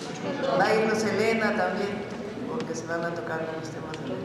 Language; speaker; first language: Spanish; native; Spanish